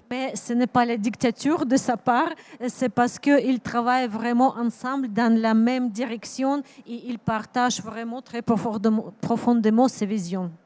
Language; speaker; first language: French; non-native, learner; Ukrainian